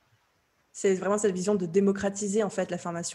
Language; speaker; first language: French; native; French